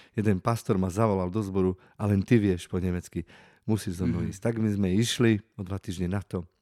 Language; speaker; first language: Slovak; non-native, local second language; Romany